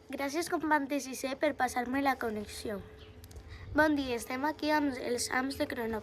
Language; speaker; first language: Catalan; non-native, local second language; Spanish